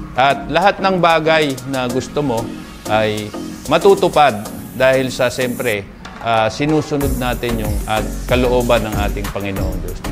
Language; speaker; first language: Filipino; native; Filipino